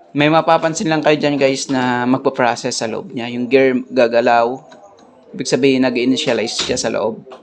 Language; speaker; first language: Filipino; native; Filipino